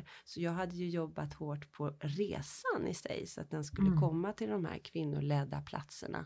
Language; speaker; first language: Swedish; early bilingual, heritage; Swedish